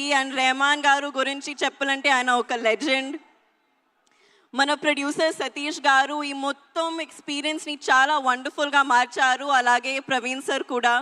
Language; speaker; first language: Telugu; non-native, learner; Hindi